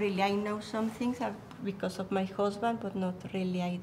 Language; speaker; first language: English; non-native, learner; Spanish